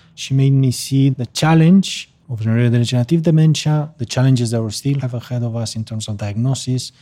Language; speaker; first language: English; non-native, fluent; Spanish